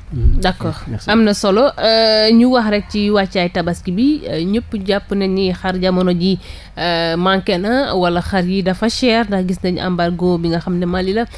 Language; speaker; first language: Wolof; native; Wolof